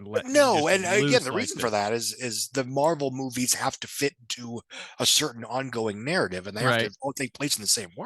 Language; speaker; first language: English; native; English